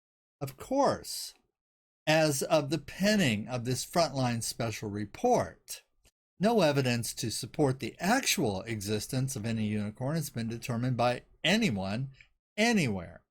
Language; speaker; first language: English; native; English